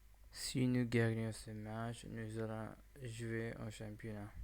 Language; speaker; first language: French; non-native, learner; English